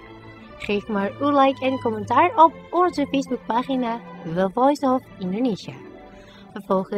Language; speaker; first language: Dutch; non-native, fluent; Indonesian